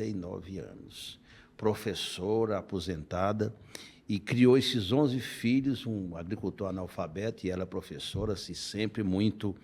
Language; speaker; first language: Portuguese; native; Portuguese